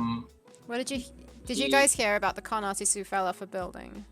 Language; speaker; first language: English; native; English